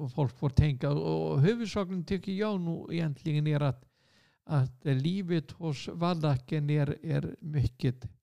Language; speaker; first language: Swedish; non-native, fluent; Icelandic